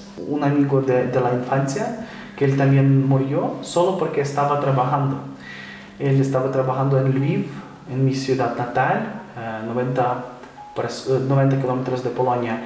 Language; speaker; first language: Spanish; non-native, fluent; Ukrainian